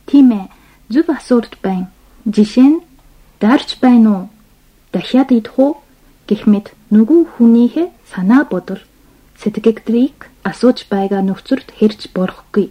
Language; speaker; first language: Mongolian; non-native, fluent; Japanese